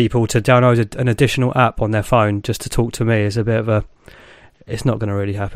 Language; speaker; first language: English; native; English